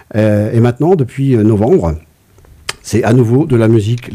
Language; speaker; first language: French; native; French